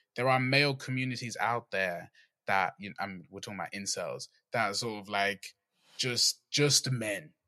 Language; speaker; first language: English; native; English